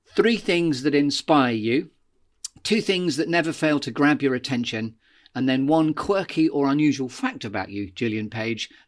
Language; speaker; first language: English; native; English